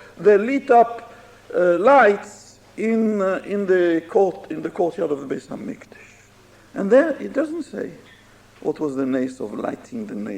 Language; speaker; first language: English; non-native, fluent; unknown